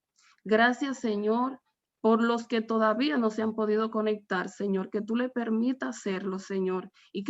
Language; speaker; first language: Spanish; native; Spanish